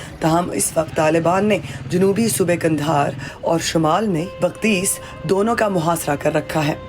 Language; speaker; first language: Urdu; native; Urdu